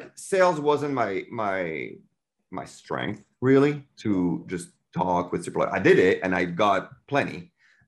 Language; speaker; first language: English; non-native, fluent; French